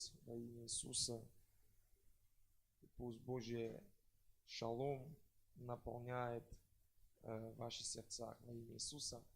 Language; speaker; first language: Russian; non-native, fluent; French